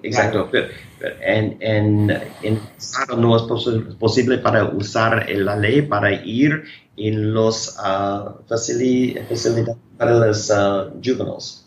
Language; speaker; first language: Spanish; non-native, learner; English